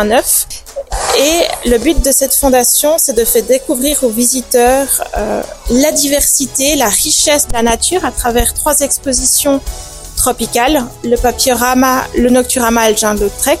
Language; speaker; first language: French; native; French